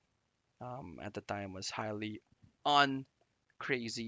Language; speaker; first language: English; non-native, local second language; Filipino